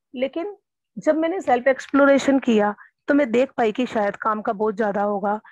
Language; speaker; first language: Hindi; native; Hindi